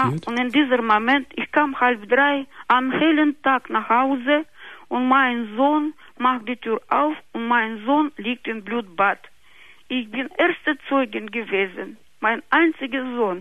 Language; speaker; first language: German; non-native, local second language; Russian